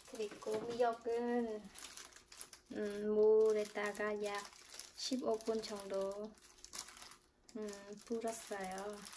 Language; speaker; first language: Korean; non-native, fluent; Khmer